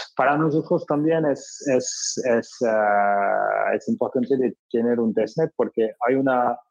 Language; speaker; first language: Spanish; non-native, fluent; French